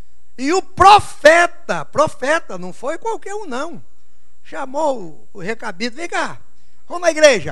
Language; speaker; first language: Portuguese; native; Portuguese